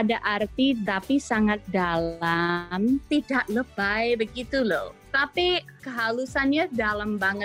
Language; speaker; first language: Indonesian; non-native, fluent; English